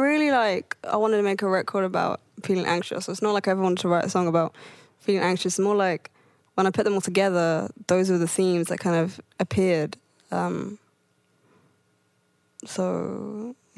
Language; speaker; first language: English; native; English